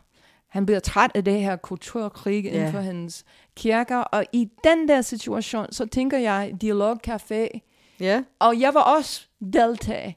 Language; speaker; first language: Danish; non-native, fluent; English